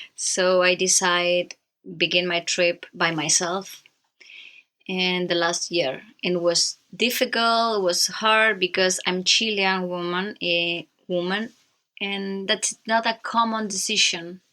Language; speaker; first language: English; non-native, learner; Spanish